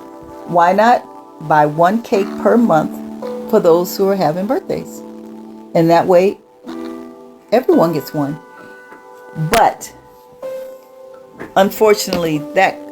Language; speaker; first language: English; native; English